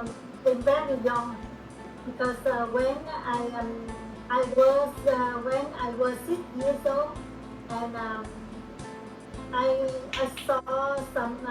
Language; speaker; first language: English; non-native, learner; Vietnamese